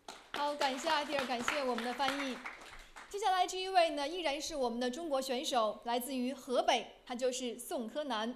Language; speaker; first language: Chinese; native; Chinese